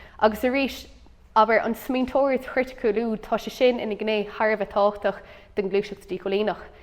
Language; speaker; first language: Irish; non-native, local second language; English